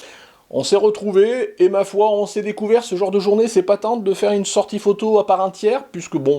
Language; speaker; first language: French; native; French